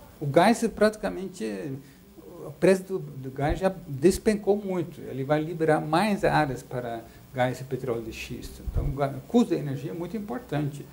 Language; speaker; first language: Portuguese; non-native, fluent; Dutch